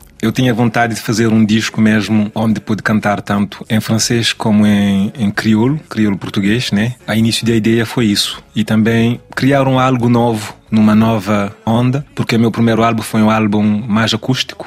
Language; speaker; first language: Portuguese; non-native, learner; Kabuverdianu